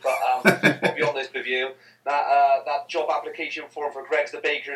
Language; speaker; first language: English; native; English